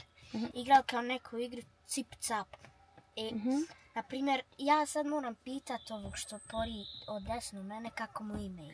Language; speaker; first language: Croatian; early bilingual, heritage; Bosnian